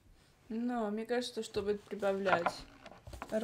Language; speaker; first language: Russian; early bilingual, heritage; Russian